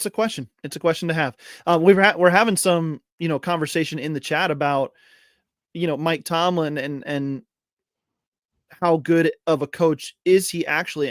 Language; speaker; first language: English; native; English